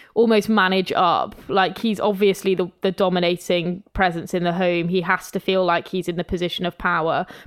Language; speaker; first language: English; native; English